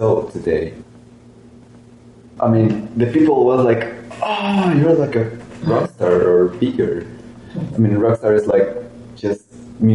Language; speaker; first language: English; non-native, learner; Spanish